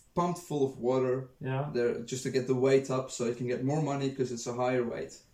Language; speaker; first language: English; non-native, fluent; Dutch